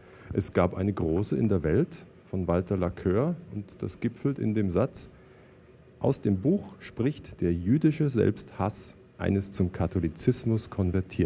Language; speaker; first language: German; native; German